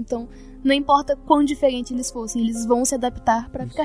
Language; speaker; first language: Portuguese; native; Portuguese